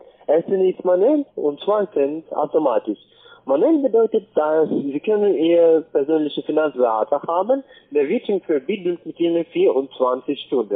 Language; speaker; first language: German; non-native, learner; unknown